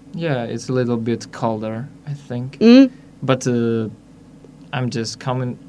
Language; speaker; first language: English; non-native, learner; Hungarian